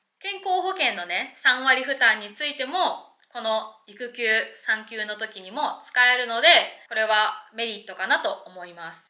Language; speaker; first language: Japanese; native; Japanese